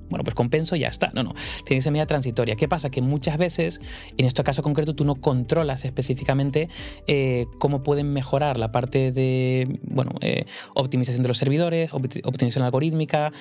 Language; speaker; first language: Spanish; native; Spanish